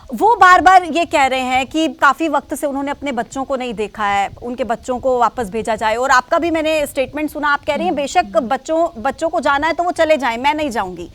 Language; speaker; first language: Hindi; native; Hindi